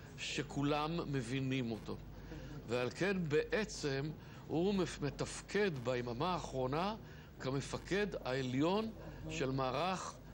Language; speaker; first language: Hebrew; native; Hebrew